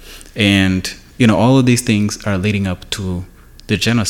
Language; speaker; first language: English; non-native, local second language; Kinyarwanda